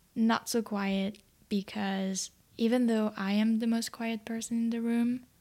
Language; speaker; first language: English; non-native, fluent; French